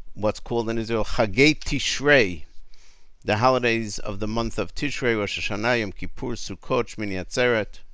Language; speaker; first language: English; native; English